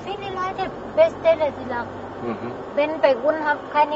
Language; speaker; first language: German; non-native, learner; Thai